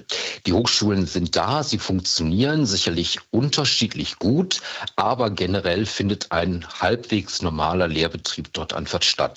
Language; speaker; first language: German; native; German